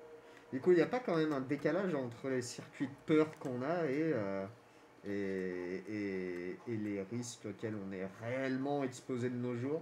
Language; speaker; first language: French; native; French